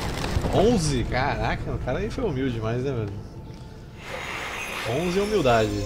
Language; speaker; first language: Portuguese; native; Portuguese